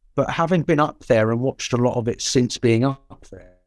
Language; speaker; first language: English; native; English